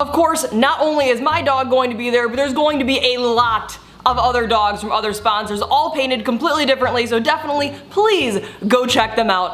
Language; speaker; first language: English; native; English